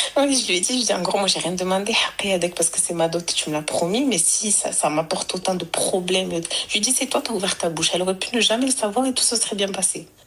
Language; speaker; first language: French; early bilingual, other home language; Arabic